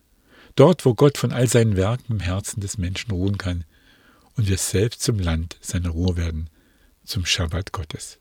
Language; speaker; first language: German; native; German